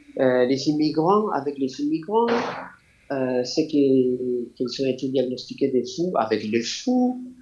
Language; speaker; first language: French; non-native, fluent; Spanish